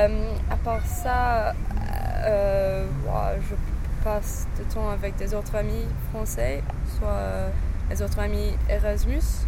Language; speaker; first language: French; non-native, fluent; English